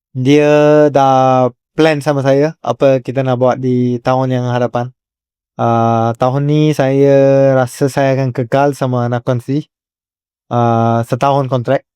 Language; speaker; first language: Malay; native; Malay